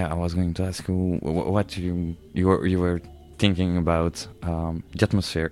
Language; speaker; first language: English; non-native, fluent; French